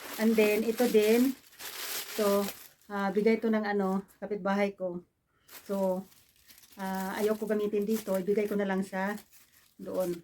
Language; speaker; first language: Filipino; non-native, local second language; Cebuano